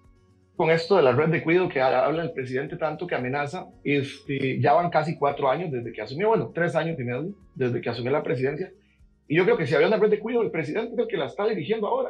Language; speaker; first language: Spanish; native; Spanish